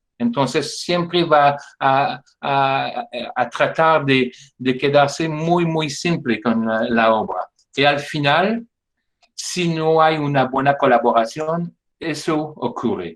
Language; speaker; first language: Spanish; non-native, fluent; French